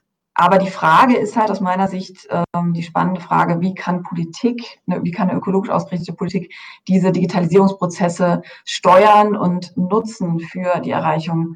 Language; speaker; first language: German; native; German